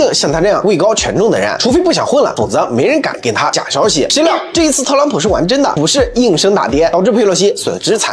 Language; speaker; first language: Chinese; native; Chinese